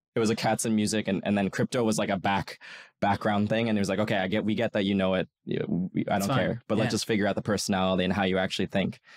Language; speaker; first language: English; native; English